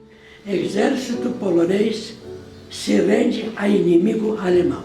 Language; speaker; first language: Portuguese; non-native, fluent; Polish